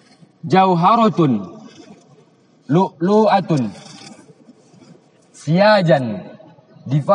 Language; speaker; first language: Arabic; non-native, learner; Indonesian